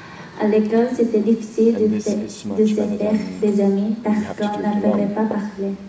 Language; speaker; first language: French; non-native, fluent; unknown